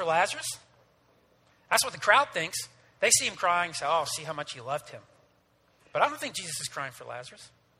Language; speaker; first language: English; native; English